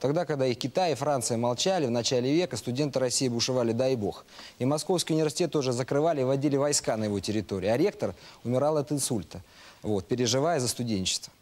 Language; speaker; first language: Russian; native; Russian